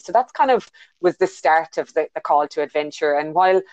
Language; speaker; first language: English; native; English